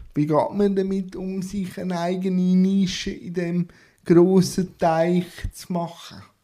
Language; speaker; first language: German; native; German